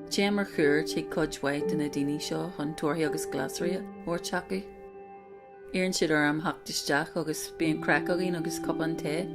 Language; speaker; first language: Irish; non-native, local second language; English